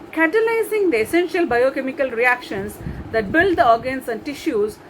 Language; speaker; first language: English; non-native, local second language; Tamil